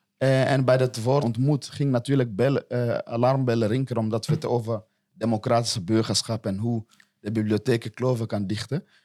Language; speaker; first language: Dutch; non-native, fluent; Swahili